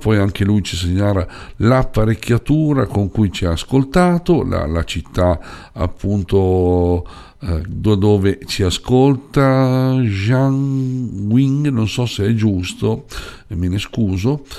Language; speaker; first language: Italian; native; Italian